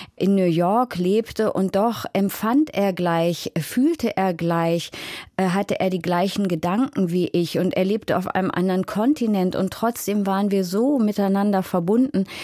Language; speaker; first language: German; native; German